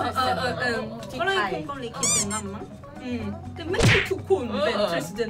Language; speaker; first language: Thai; non-native, learner; Korean